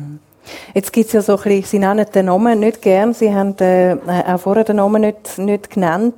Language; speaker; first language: German; native; German